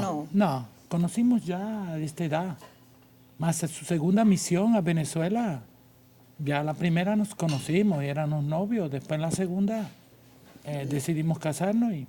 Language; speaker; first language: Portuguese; non-native, learner; Spanish